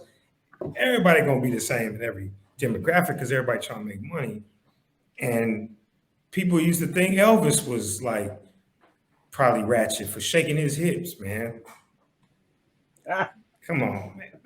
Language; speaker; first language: English; native; English